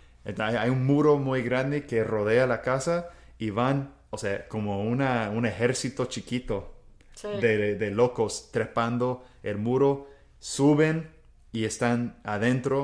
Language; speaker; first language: Spanish; non-native, fluent; English